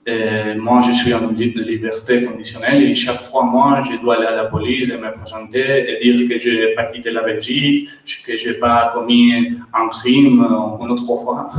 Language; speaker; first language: French; non-native, learner; Catalan